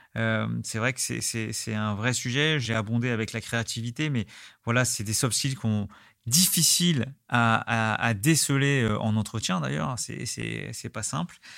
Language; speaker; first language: French; native; French